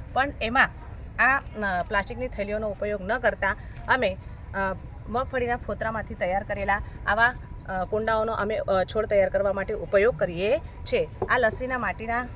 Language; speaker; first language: Gujarati; non-native, local second language; Marathi